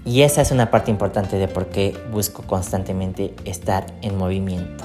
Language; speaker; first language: Spanish; native; Spanish